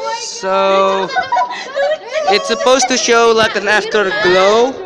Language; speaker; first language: English; non-native, learner; Thai